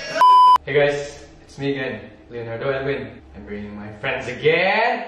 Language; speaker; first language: English; non-native, fluent; Indonesian